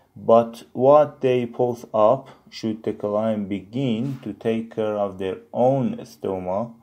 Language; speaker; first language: English; non-native, fluent; Persian